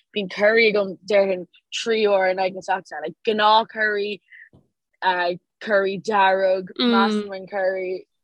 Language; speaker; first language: Irish; non-native, local second language; English